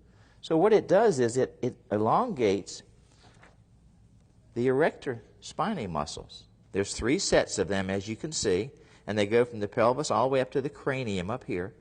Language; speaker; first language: English; native; English